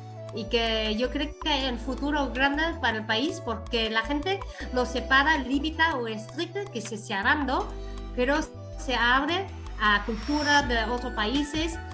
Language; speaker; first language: Spanish; non-native, fluent; Vietnamese